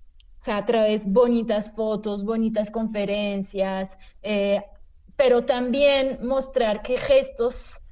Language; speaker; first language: Spanish; non-native, fluent; French